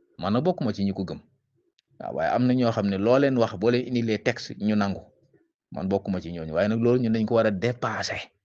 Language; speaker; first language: Wolof; non-native, local second language; Serer